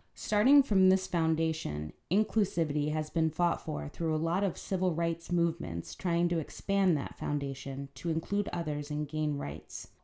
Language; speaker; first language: English; native; English